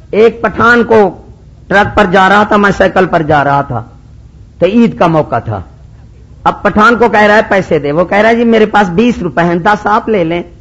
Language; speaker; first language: Urdu; non-native, local second language; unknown